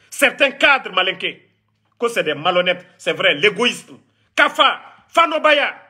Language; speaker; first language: French; non-native, local second language; Mandingo